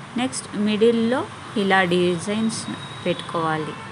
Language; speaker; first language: Telugu; non-native, learner; Tamil